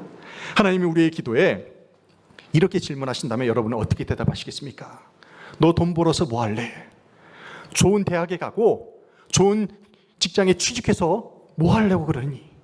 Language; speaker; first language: Korean; native; Korean